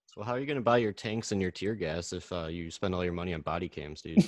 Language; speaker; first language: English; native; English